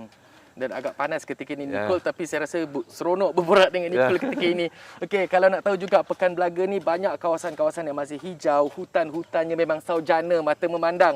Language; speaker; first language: Malay; native; Malay